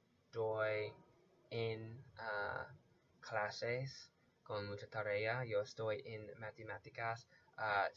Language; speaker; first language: Spanish; non-native, learner; English